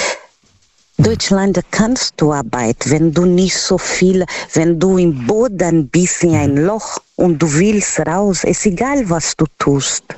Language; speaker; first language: German; non-native, learner; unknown